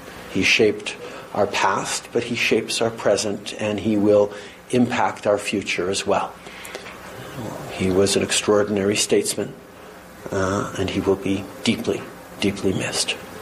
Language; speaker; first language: English; early bilingual, other home language; French